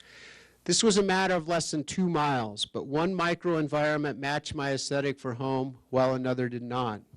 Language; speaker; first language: English; native; English